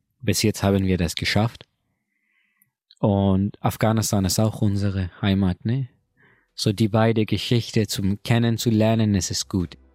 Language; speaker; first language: German; non-native, learner; Persian